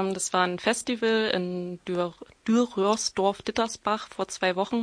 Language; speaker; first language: German; native; German